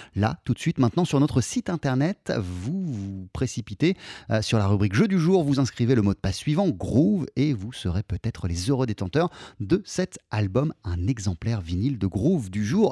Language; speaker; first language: French; native; French